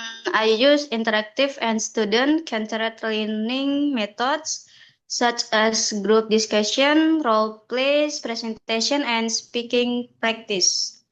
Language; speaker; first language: English; non-native, fluent; Indonesian